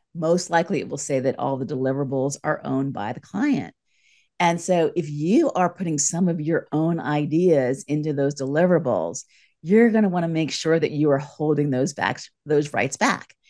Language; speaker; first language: English; native; English